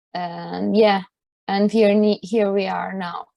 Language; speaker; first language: English; non-native, learner; Turkish